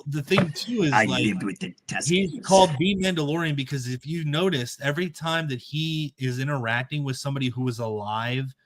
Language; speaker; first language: English; native; English